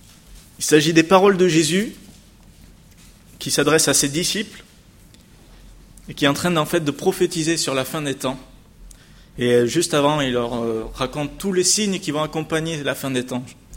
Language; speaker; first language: French; native; French